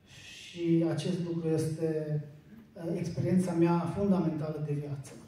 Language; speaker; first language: Romanian; non-native, learner; Hungarian